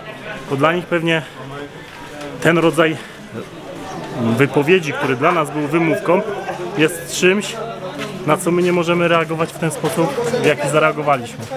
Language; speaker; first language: Polish; native; Polish